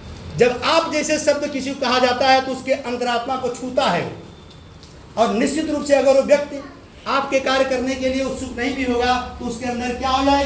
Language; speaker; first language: Hindi; native; Hindi